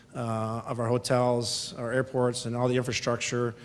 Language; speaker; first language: English; native; English